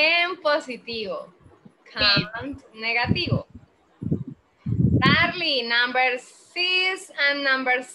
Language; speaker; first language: English; non-native, fluent; Spanish